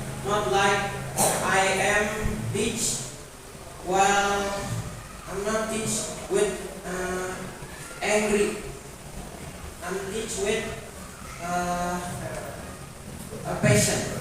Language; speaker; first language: English; non-native, learner; Indonesian